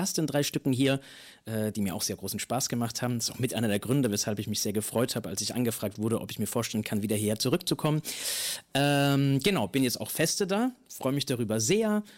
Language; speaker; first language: German; native; German